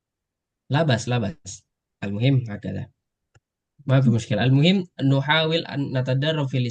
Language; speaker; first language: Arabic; non-native, fluent; Indonesian